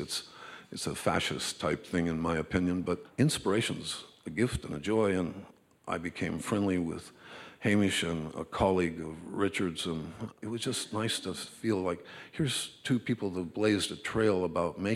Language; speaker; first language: English; native; English